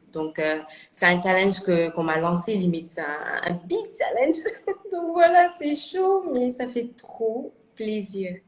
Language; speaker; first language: French; native; French